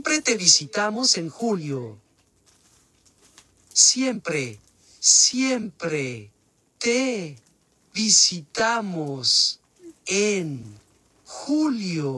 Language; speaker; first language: Spanish; non-native, learner; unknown